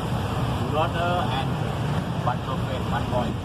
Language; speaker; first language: English; non-native, learner; Thai